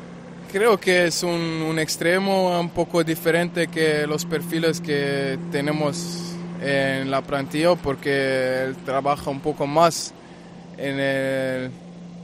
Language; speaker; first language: Spanish; non-native, fluent; German